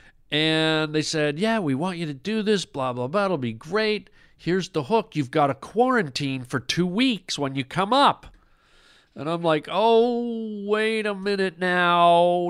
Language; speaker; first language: English; native; English